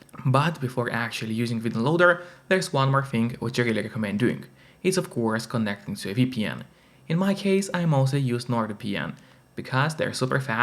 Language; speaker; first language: English; non-native, fluent; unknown